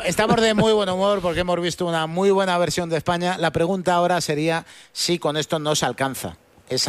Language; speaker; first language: Spanish; native; Spanish